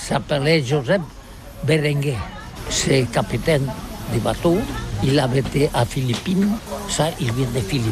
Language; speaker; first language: French; non-native, learner; Catalan